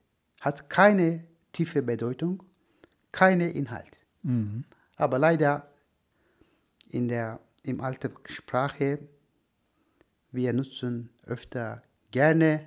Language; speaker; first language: German; non-native, learner; Turkish